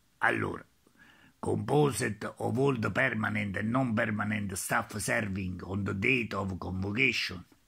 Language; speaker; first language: English; non-native, learner; Italian